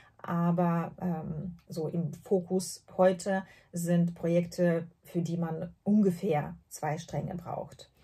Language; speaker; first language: German; non-native, fluent; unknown